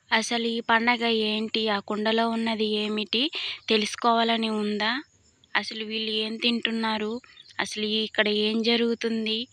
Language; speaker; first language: Telugu; non-native, local second language; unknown